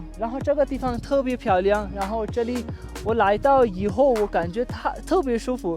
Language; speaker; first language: Chinese; non-native, fluent; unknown